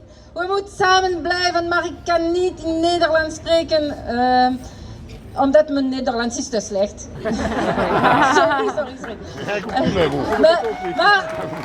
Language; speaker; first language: Dutch; non-native, local second language; French